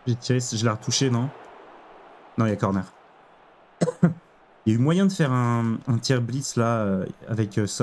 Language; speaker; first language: French; native; French